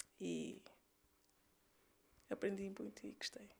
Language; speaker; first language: Portuguese; early bilingual, heritage; Portuguese